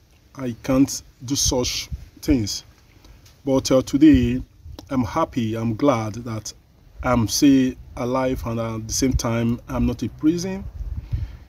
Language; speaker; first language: English; non-native, learner; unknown